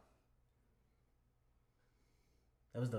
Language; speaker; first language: English; native; English